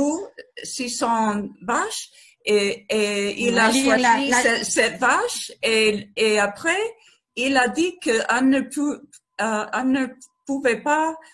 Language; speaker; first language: French; non-native, learner; Spanish